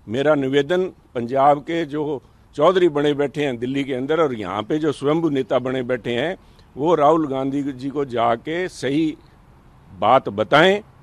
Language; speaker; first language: Hindi; non-native, local second language; Punjabi